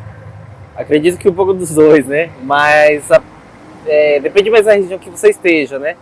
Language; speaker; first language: Portuguese; non-native, fluent; Spanish